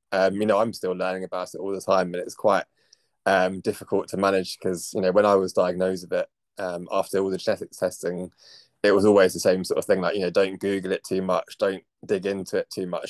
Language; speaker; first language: English; native; English